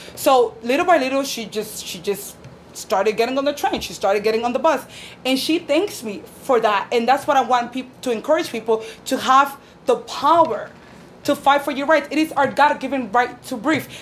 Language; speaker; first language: English; native; English